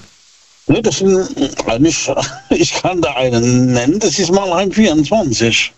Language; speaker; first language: German; native; German